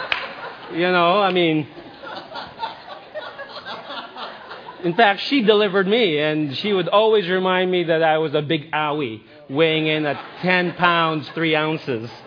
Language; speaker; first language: English; non-native, local second language; Filipino